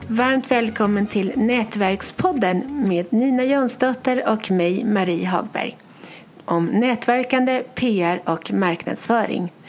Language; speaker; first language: Swedish; native; Swedish